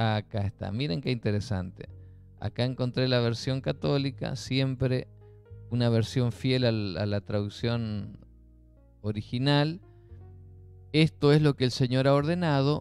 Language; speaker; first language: Spanish; native; Spanish